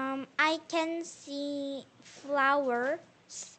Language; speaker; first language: English; non-native, learner; Korean